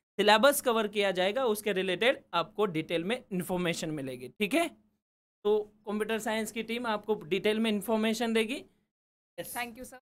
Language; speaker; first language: Hindi; native; Hindi